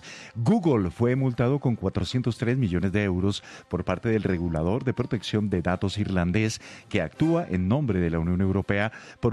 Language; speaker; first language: Spanish; native; Spanish